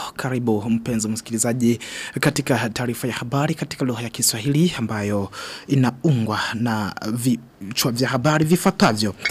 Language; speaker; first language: Swahili; non-native, local second language; Rundi